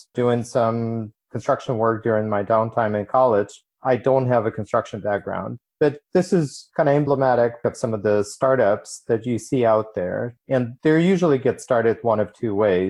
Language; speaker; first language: English; non-native, fluent; Ukrainian